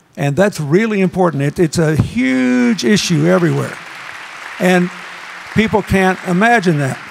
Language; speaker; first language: English; native; English